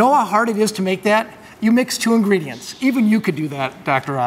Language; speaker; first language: English; native; English